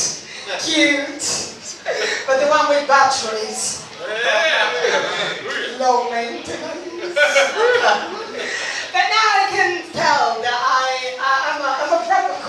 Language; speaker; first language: English; non-native, fluent; Italian